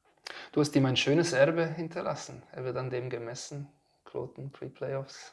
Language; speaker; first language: German; native; German